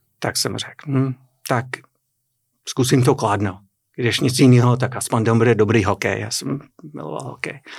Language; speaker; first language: Czech; non-native, fluent; English